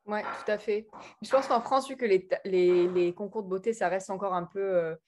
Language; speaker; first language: French; early bilingual, other home language; English